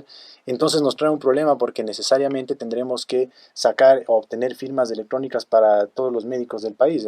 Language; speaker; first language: Spanish; native; Spanish